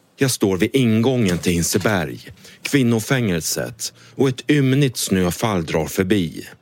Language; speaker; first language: Swedish; native; Swedish